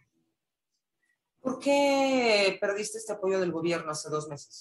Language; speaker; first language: Spanish; native; Spanish